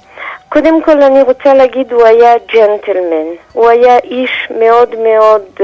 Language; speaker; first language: Hebrew; non-native, fluent; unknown